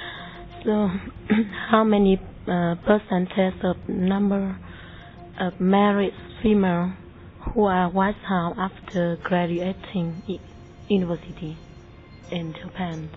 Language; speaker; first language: English; non-native, learner; Vietnamese